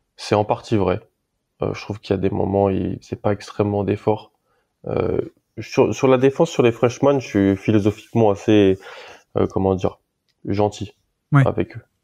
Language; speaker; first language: French; native; French